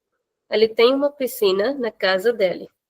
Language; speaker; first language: Portuguese; non-native, fluent; Hindi